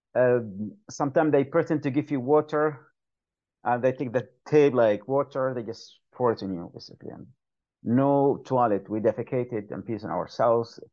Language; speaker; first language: English; non-native, fluent; Arabic